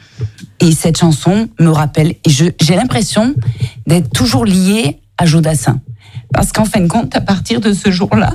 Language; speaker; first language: French; native; French